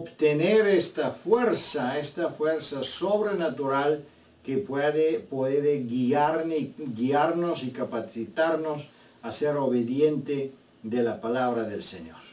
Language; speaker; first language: Spanish; non-native, fluent; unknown